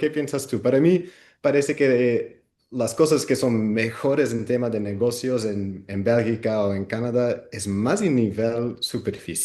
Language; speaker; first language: Spanish; non-native, fluent; Dutch